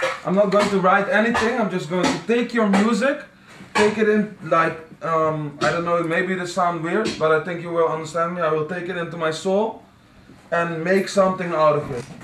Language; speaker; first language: English; non-native, fluent; Dutch